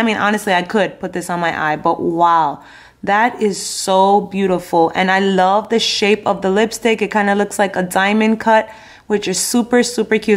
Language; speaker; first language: English; native; English